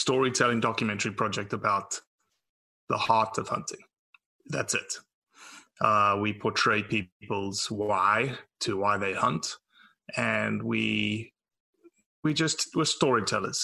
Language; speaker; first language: English; native; English